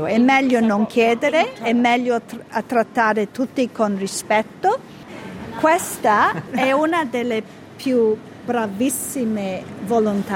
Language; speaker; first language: Italian; early bilingual, heritage; Italian